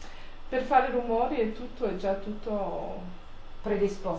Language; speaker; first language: Italian; non-native, fluent; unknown